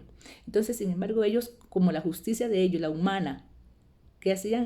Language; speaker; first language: Spanish; native; Spanish